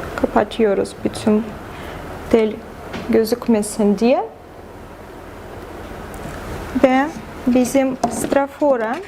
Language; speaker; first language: Turkish; non-native, fluent; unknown